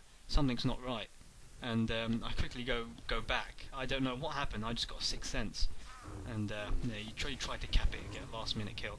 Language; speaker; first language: English; native; English